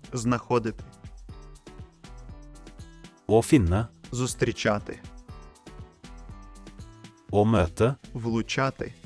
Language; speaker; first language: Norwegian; non-native, fluent; Ukrainian